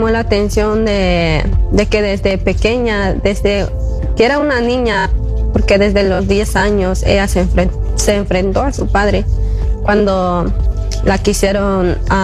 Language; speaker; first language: Spanish; native; Spanish